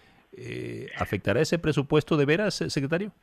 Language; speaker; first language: Spanish; native; Spanish